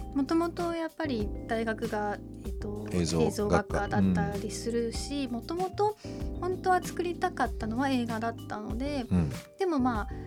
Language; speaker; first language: Japanese; native; Japanese